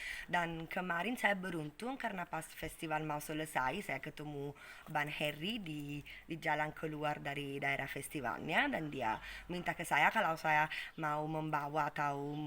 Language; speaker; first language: Indonesian; non-native, fluent; Italian